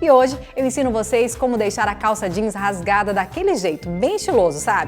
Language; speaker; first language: Portuguese; native; Portuguese